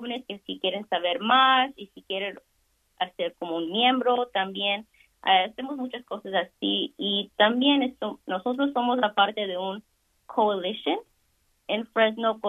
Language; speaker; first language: Spanish; early bilingual, heritage; Spanish